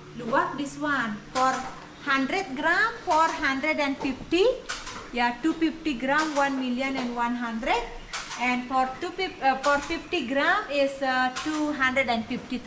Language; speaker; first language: English; non-native, learner; Balinese